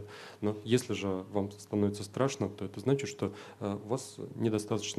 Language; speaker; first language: Russian; native; Russian